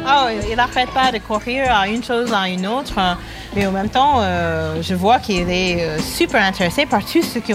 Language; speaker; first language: French; non-native, fluent; English